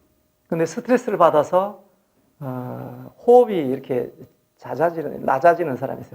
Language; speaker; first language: Korean; native; Korean